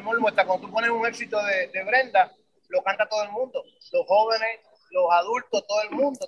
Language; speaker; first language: Spanish; native; Spanish